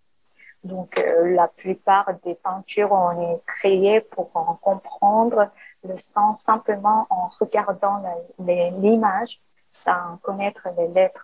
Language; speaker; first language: French; non-native, learner; Korean